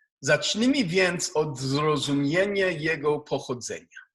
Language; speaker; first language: Polish; non-native, learner; Hebrew